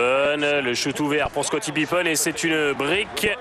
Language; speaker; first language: French; native; French